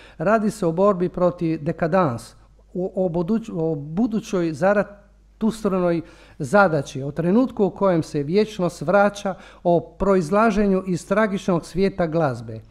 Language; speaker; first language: Croatian; non-native, local second language; Italian